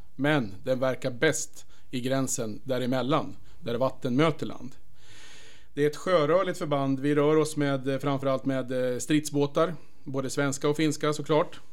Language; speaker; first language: Swedish; native; Swedish